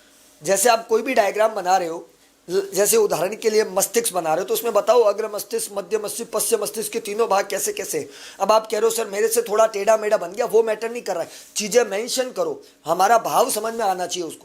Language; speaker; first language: Hindi; native; Hindi